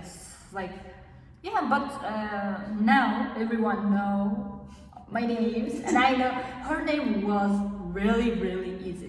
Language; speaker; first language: English; non-native, learner; Kazakh